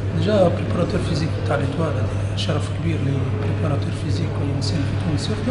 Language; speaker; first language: Arabic; native; Arabic